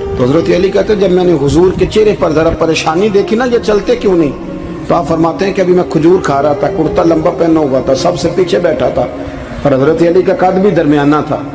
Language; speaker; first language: Urdu; non-native, local second language; Punjabi